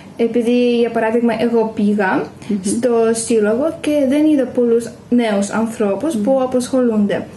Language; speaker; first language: Greek; non-native, learner; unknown